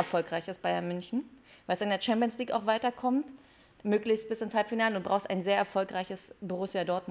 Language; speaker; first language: German; native; German